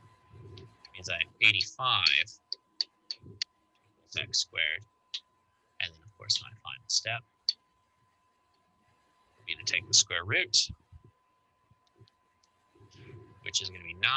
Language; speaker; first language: English; native; English